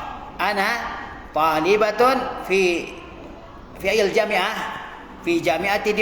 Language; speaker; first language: Arabic; non-native, fluent; Indonesian